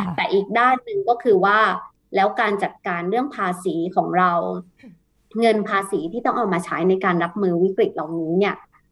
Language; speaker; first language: Thai; native; Thai